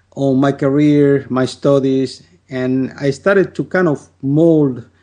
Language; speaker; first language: English; non-native, fluent; Spanish